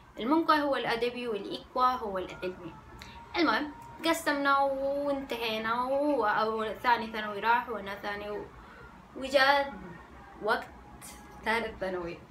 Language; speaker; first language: Arabic; early bilingual, other home language; Korean